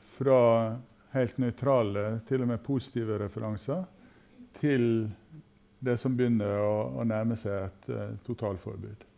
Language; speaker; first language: Norwegian; native; Norwegian